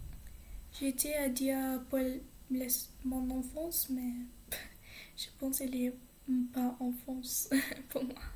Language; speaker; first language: French; non-native, learner; English